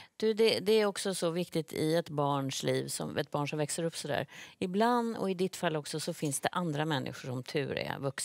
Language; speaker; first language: Swedish; native; Swedish